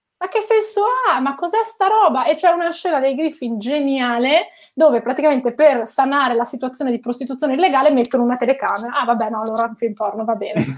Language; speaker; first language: Italian; native; Italian